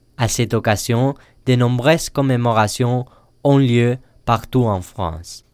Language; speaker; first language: French; native; French